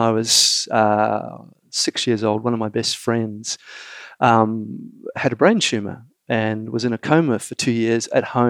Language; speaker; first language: English; native; English